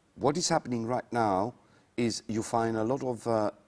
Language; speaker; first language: English; non-native, local second language; Seselwa Creole French